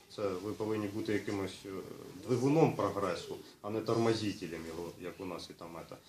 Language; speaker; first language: Ukrainian; non-native, local second language; Russian